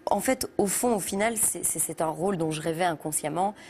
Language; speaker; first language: French; native; French